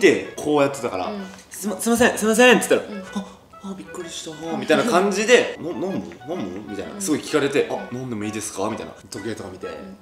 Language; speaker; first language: Japanese; native; Japanese